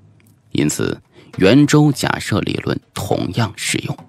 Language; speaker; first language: Chinese; native; Chinese